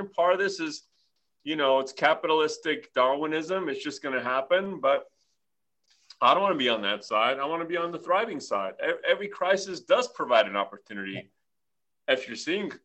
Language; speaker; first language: English; early bilingual, other home language; Armenian